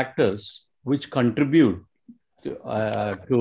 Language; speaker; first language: English; non-native, local second language; Telugu